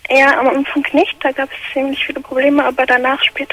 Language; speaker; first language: German; early bilingual, other home language; Arabic